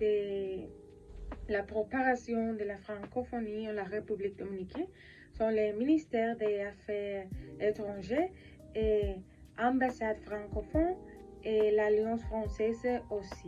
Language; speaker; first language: French; non-native, learner; Spanish